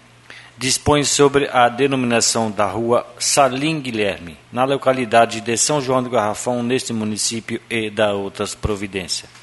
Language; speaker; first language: Portuguese; native; Portuguese